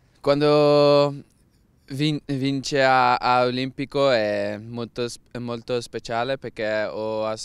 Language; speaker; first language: Italian; non-native, learner; Dutch